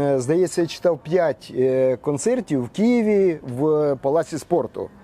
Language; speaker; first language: Ukrainian; native; Ukrainian